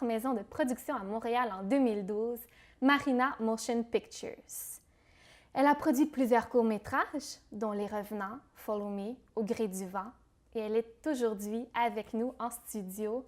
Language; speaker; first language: French; native; French